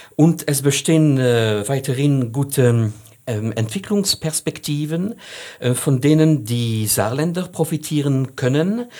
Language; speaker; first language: German; non-native, fluent; French